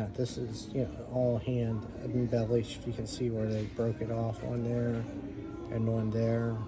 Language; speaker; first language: English; native; English